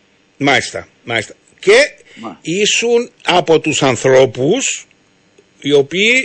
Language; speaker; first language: Greek; native; Greek